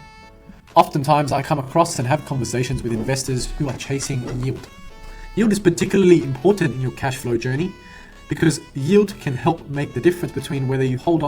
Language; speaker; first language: English; native; English